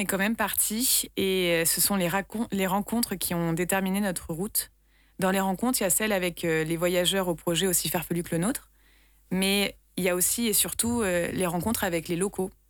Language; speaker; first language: French; native; French